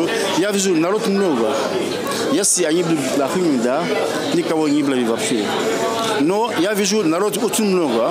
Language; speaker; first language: Russian; non-native, local second language; French